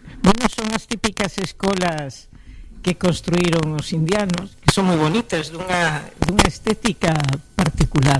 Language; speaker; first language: Galician; native; Galician